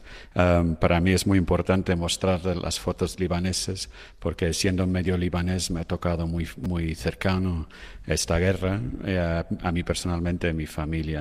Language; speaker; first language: Spanish; non-native, fluent; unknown